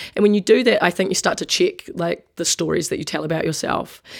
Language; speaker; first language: English; native; English